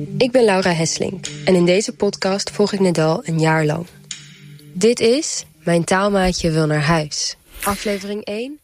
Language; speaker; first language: Dutch; early bilingual, heritage; Dutch